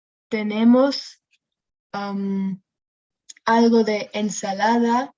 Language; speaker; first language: Spanish; non-native, fluent; English